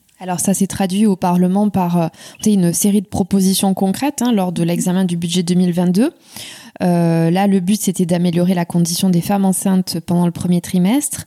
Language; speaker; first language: French; native; French